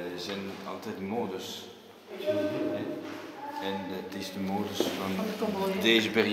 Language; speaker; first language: Dutch; non-native, learner; French